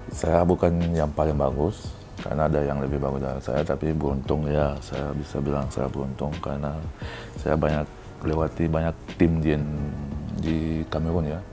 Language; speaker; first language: Indonesian; non-native, fluent; French